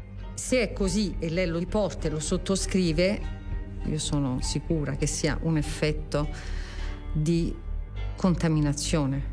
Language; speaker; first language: Italian; native; Italian